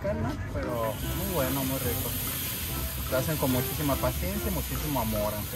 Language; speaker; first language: Spanish; native; Spanish